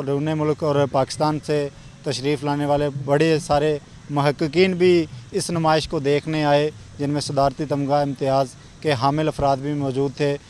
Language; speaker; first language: Urdu; non-native, local second language; Punjabi